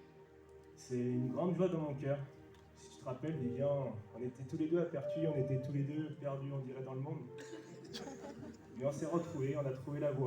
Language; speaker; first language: French; native; French